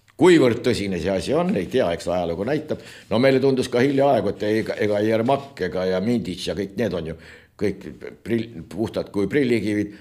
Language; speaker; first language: Estonian; native; Estonian